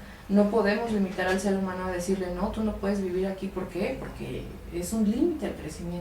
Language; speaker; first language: Spanish; native; Spanish